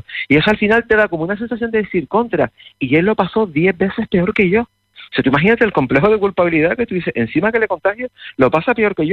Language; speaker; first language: Spanish; native; Spanish